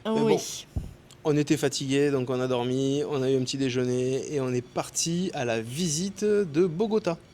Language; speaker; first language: French; native; French